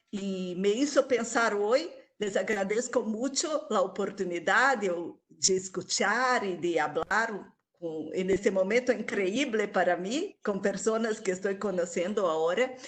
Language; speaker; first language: Spanish; non-native, local second language; Portuguese